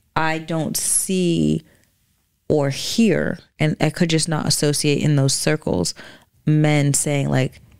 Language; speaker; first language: English; native; English